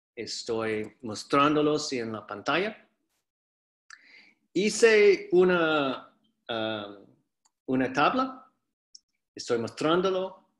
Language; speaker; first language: Spanish; non-native, fluent; English